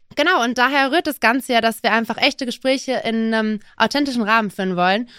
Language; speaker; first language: German; native; German